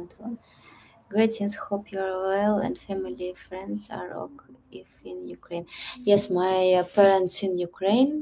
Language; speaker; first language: English; non-native, learner; Russian